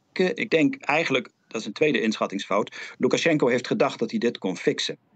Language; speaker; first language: Dutch; native; Dutch